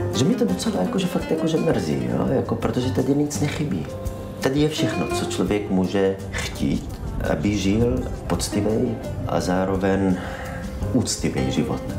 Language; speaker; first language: Czech; non-native, fluent; Hebrew